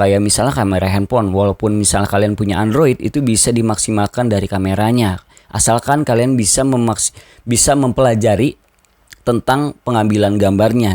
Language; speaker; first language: Indonesian; native; Indonesian